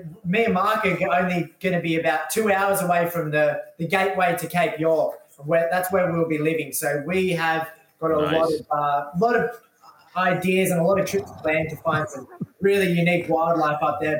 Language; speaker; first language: English; native; English